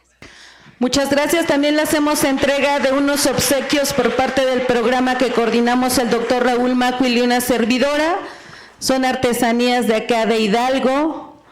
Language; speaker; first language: Spanish; native; Spanish